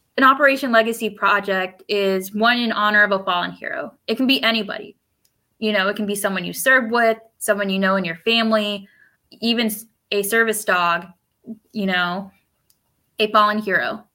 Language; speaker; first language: English; early bilingual, other home language; Spanish